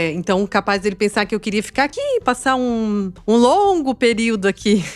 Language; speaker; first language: Portuguese; native; Portuguese